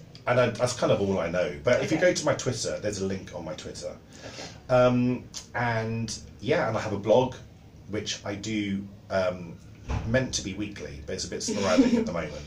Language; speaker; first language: English; native; English